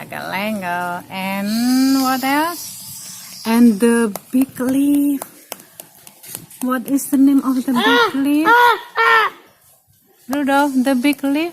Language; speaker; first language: English; non-native, learner; Indonesian